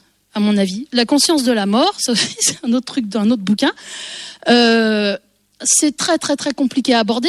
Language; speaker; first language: French; native; French